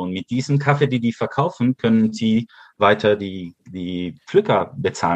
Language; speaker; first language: German; early bilingual, heritage; Spanish